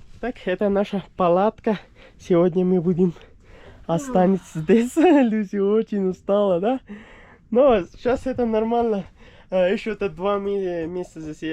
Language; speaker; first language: Russian; non-native, learner; Urdu